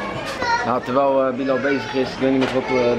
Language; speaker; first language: Dutch; native; Dutch